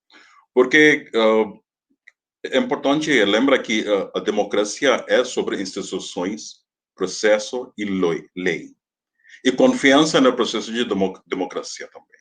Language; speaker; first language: Portuguese; non-native, fluent; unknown